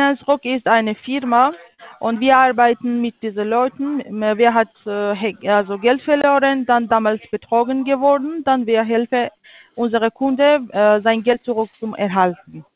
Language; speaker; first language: German; non-native, learner; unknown